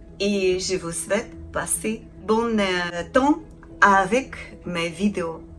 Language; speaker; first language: French; non-native, learner; Ukrainian